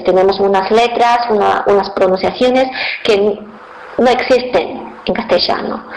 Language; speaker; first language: Spanish; non-native, fluent; Chinese